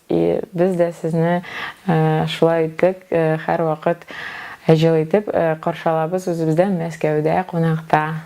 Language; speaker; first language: Tatar; native; Tatar